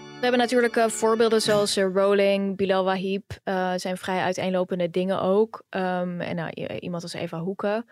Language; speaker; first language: Dutch; native; Dutch